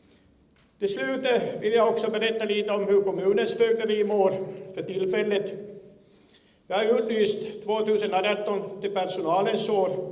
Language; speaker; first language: Swedish; native; Swedish